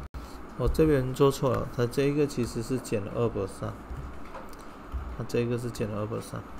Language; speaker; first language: Chinese; non-native, local second language; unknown